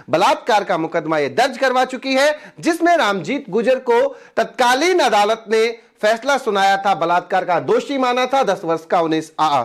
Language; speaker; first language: Hindi; native; Hindi